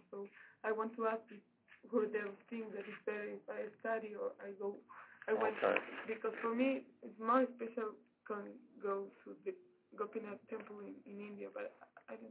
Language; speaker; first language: English; non-native, fluent; Dutch